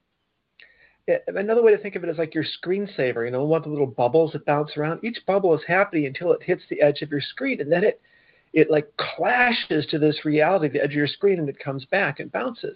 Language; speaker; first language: English; native; English